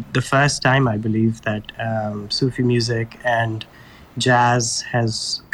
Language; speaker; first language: English; non-native, local second language; Urdu